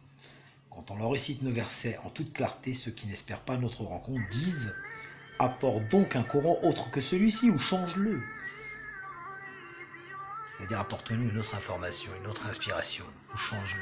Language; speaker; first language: French; native; French